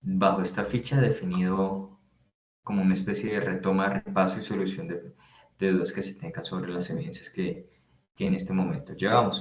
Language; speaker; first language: Spanish; native; Spanish